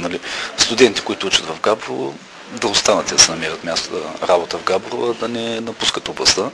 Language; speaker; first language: Bulgarian; native; Bulgarian